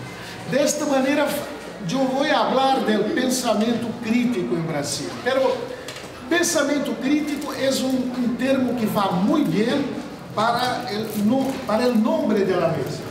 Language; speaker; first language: Spanish; non-native, fluent; Portuguese